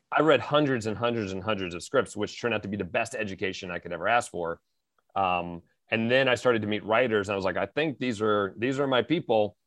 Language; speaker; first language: English; native; English